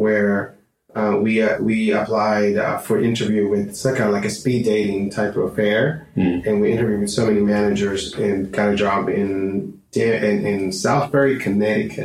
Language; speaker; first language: English; non-native, fluent; Spanish